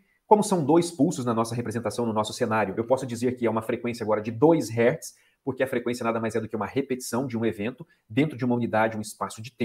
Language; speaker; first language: Portuguese; native; Portuguese